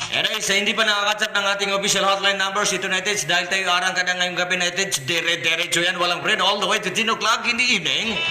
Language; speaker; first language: Filipino; non-native, local second language; Maranao